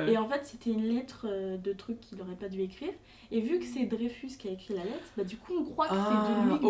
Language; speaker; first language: French; native; French